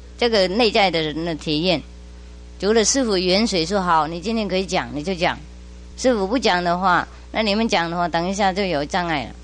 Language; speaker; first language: Chinese; non-native, fluent; Vietnamese